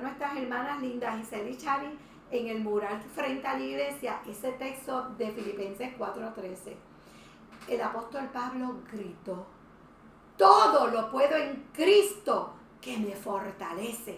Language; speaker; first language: Spanish; native; Spanish